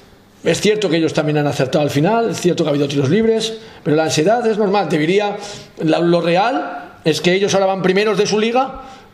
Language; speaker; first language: Spanish; native; Spanish